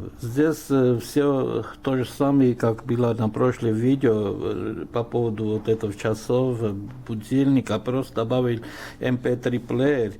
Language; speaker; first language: Russian; non-native, local second language; Armenian